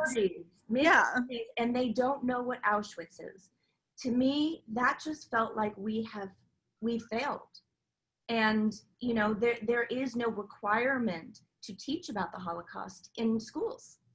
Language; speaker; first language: English; native; English